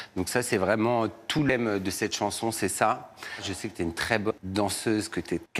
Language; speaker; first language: French; native; French